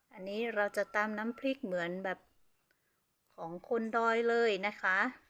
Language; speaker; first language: Thai; non-native, local second language; Karen languages